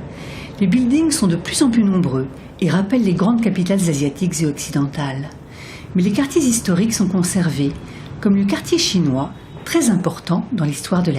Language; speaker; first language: French; native; French